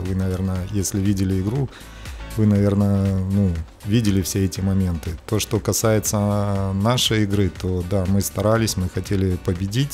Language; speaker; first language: Russian; native; Russian